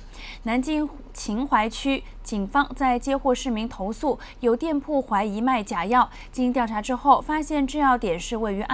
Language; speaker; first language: Chinese; non-native, local second language; Cantonese